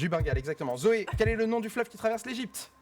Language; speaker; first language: French; native; French